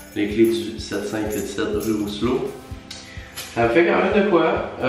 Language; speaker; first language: French; native; French